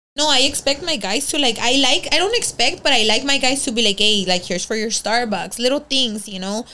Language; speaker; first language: English; early bilingual, other home language; Spanish